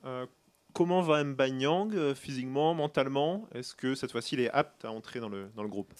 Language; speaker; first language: French; native; French